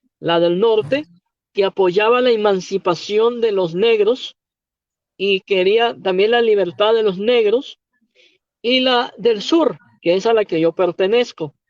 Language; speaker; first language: Spanish; native; Spanish